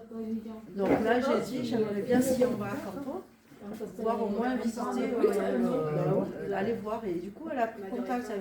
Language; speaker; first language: French; native; French